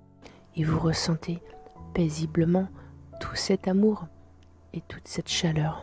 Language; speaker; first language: French; native; French